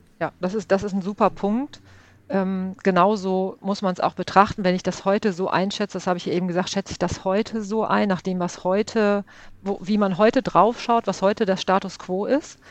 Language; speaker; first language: German; native; German